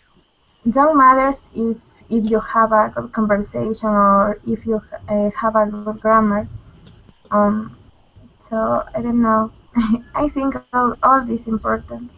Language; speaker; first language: English; non-native, learner; Spanish